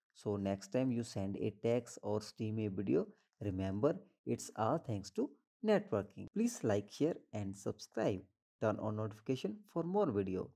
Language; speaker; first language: English; non-native, local second language; Hindi